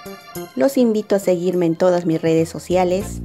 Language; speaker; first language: Spanish; native; Spanish